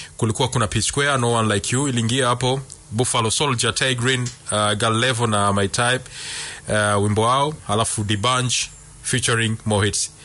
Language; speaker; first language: Swahili; native; Swahili